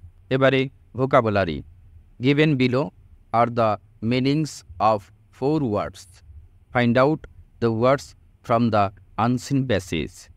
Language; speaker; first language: English; non-native, local second language; Bangla